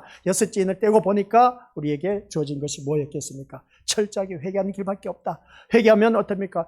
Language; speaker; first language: Korean; native; Korean